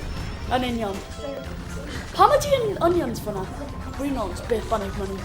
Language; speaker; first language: Welsh; non-native, local second language; English